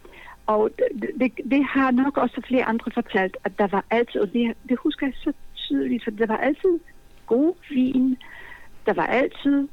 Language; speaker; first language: Danish; non-native, fluent; Polish